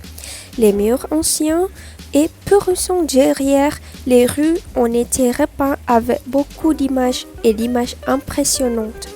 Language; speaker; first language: French; non-native, learner; Malay